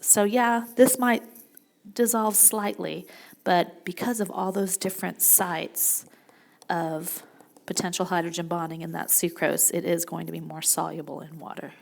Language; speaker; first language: English; native; English